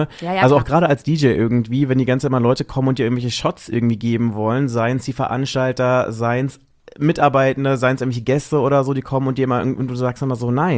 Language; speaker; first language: German; native; German